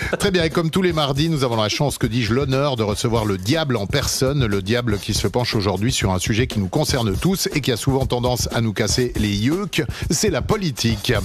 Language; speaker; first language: French; native; French